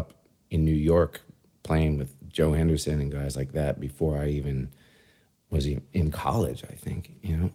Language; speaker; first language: English; native; English